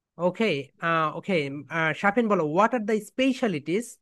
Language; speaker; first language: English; non-native, fluent; Bangla